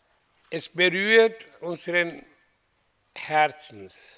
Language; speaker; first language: German; non-native, learner; Hindi